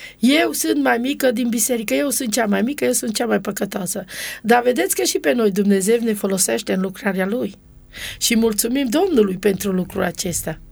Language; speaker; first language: Romanian; non-native, local second language; Romany